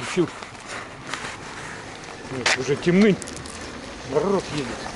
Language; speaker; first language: Russian; native; Russian